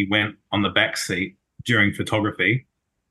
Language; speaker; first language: English; native; English